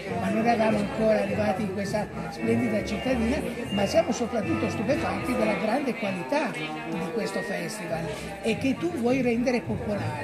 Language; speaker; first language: Italian; native; Italian